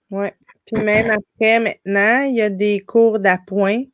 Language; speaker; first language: French; native; French